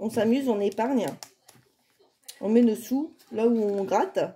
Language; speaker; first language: French; native; French